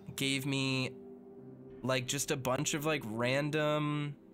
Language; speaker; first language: English; native; English